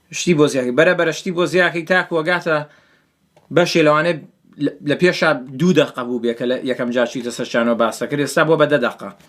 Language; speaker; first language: Central Kurdish; early bilingual, heritage; Central Kurdish